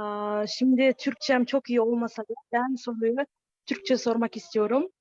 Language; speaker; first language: Turkish; non-native, fluent; Kazakh